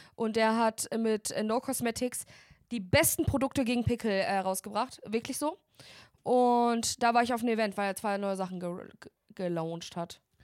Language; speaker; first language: German; native; German